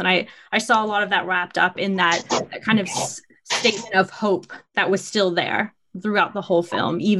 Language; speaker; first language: English; native; English